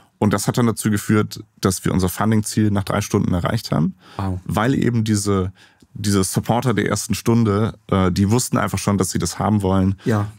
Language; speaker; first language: German; native; German